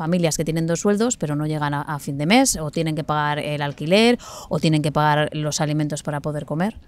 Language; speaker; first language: Spanish; native; Spanish